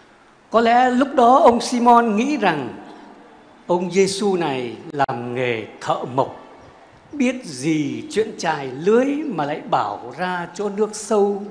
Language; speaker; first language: Vietnamese; native; Vietnamese